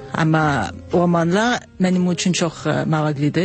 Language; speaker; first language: Azerbaijani; non-native, learner; English